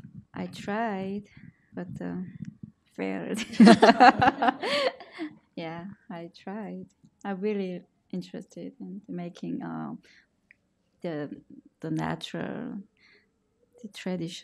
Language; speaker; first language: English; non-native, learner; Korean